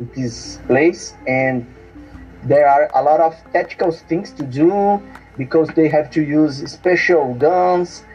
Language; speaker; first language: English; non-native, learner; Portuguese